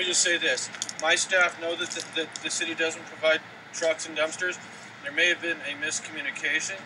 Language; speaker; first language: English; native; English